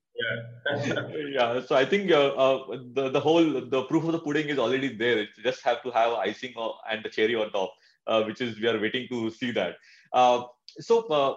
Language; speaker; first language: English; non-native, local second language; Marathi